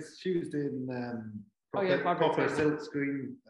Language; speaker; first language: English; native; English